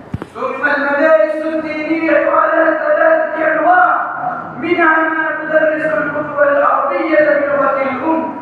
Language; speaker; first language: Arabic; non-native, learner; Urdu